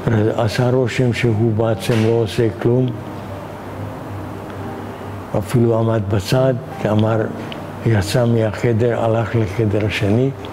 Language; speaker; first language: Hebrew; non-native, fluent; Hungarian